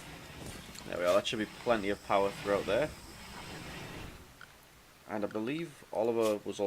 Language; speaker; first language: English; native; English